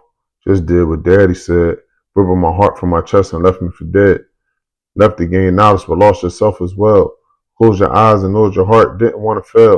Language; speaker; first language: English; native; English